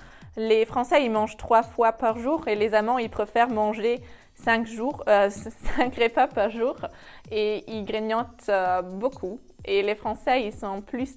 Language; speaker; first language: French; non-native, fluent; German